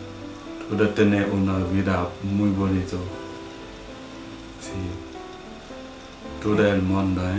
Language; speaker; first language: Spanish; non-native, learner; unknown